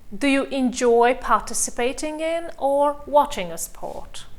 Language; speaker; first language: English; non-native, fluent; Hungarian